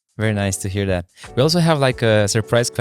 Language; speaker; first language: English; non-native, fluent; Romanian